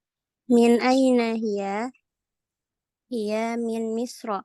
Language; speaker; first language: Arabic; non-native, learner; Indonesian